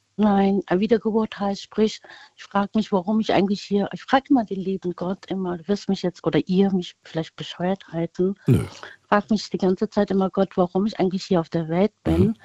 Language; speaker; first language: German; early bilingual, other home language; Vietnamese